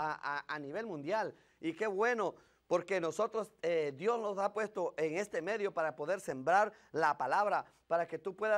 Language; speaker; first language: Spanish; native; Spanish